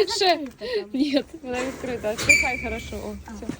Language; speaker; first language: Ukrainian; native; Ukrainian